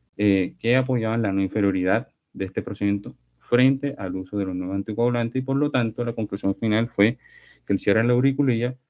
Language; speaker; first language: Spanish; native; Spanish